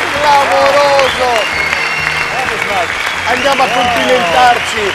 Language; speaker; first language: Italian; native; Italian